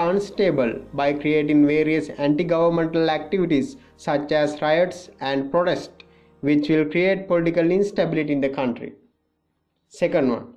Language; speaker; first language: English; non-native, local second language; Sinhala